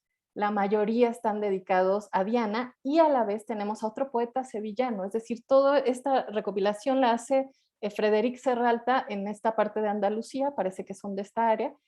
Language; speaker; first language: Spanish; native; Spanish